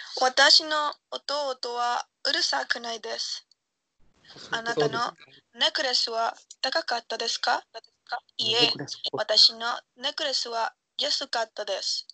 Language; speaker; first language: Japanese; non-native, learner; Spanish